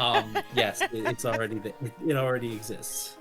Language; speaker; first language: English; native; English